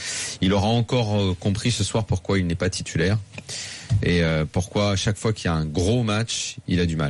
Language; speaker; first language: French; native; French